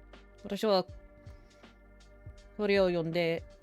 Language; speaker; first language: Japanese; non-native, learner; English